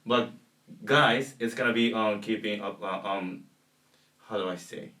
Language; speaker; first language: English; non-native, learner; Japanese